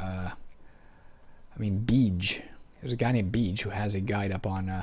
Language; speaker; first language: English; native; English